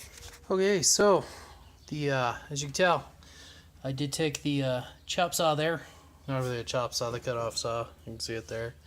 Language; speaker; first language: English; native; English